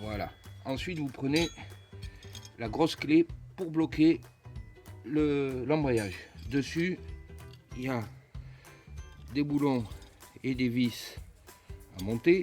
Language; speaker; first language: French; native; French